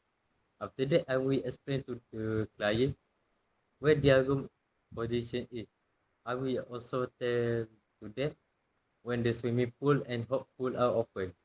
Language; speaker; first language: English; non-native, local second language; Malay